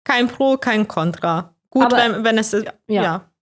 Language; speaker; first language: German; non-native, fluent; Croatian